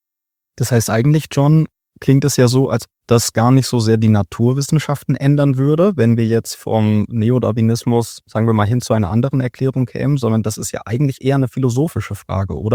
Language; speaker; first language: German; native; German